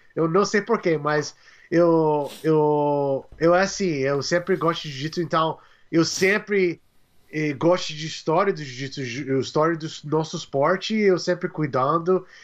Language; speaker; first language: Portuguese; non-native, learner; English